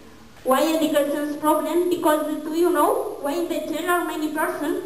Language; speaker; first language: English; non-native, learner; Malagasy